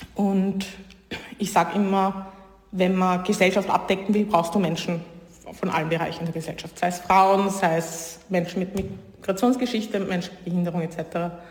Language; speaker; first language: German; native; German